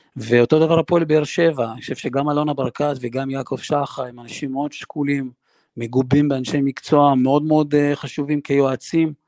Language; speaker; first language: Hebrew; early bilingual, other home language; Russian